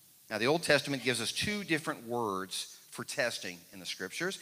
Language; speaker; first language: English; native; English